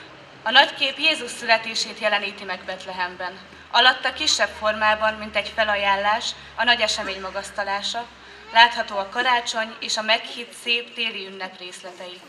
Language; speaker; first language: Hungarian; native; Hungarian